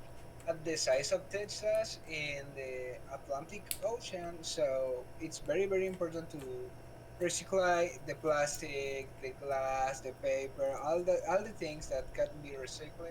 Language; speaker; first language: English; non-native, learner; Spanish